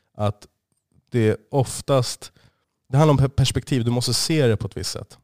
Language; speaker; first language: Swedish; native; Swedish